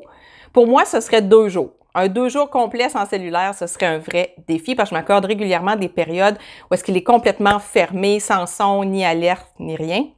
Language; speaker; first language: French; native; French